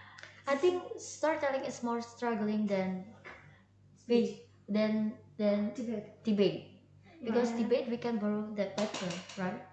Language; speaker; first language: English; non-native, learner; Indonesian